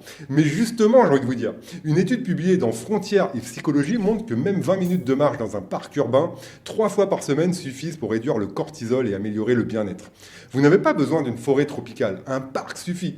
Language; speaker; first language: French; native; French